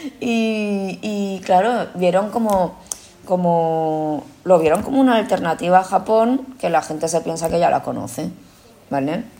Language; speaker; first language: Spanish; early bilingual, other home language; Korean